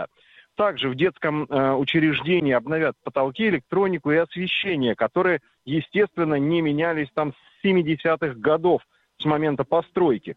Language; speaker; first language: Russian; native; Russian